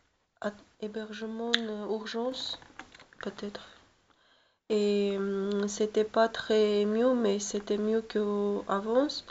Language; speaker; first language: French; non-native, learner; Russian